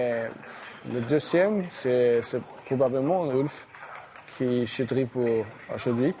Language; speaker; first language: French; non-native, learner; Swedish